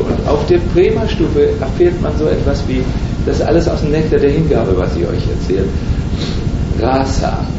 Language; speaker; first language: German; native; German